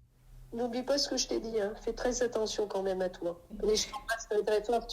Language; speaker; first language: French; native; French